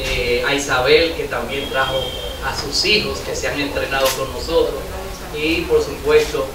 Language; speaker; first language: Spanish; native; Spanish